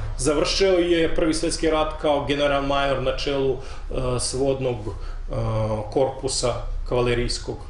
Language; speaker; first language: Serbian; non-native, fluent; Russian